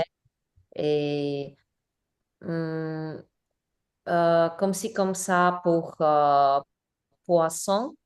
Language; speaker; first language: French; non-native, learner; English